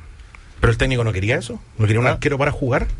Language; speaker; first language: Spanish; native; Spanish